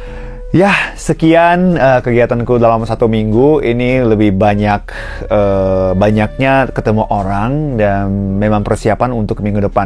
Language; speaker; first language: Indonesian; non-native, fluent; Japanese